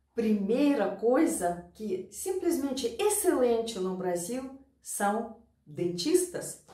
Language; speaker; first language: Portuguese; non-native, fluent; Russian